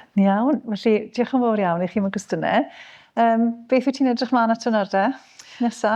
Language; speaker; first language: Welsh; native; Welsh